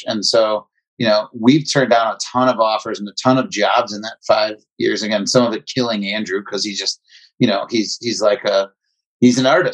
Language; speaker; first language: English; native; English